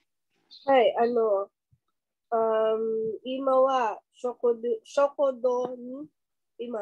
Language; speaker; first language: Japanese; non-native, learner; Filipino